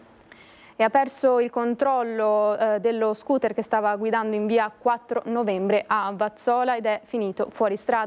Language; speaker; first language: Italian; native; Italian